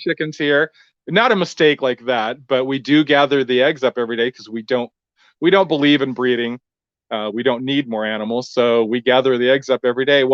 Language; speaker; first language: English; native; English